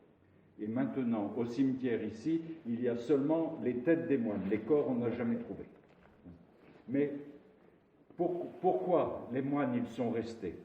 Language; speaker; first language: French; non-native, local second language; Arabic